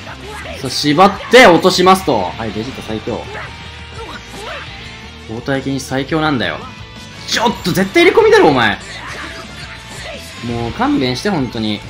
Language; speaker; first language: Japanese; native; Japanese